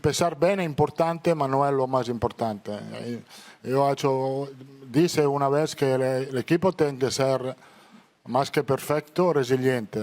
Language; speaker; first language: Portuguese; non-native, learner; Italian